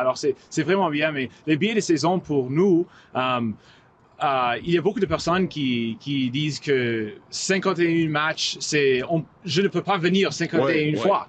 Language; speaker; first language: French; non-native, local second language; English